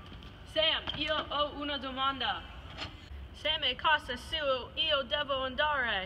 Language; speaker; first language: Italian; non-native, learner; English